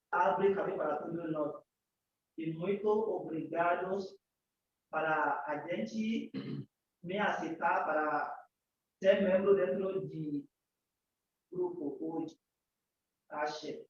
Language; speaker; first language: Portuguese; non-native, learner; Yoruba